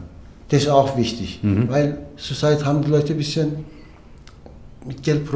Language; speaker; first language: German; non-native, learner; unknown